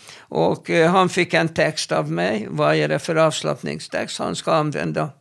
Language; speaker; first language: Swedish; non-native, fluent; Hebrew